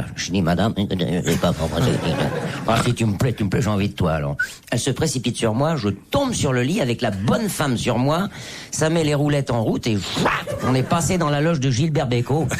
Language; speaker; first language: French; native; French